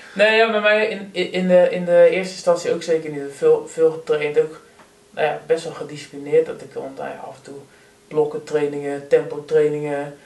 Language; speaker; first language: Dutch; native; Dutch